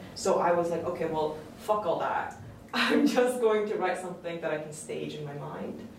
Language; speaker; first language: English; early bilingual, other home language; Korean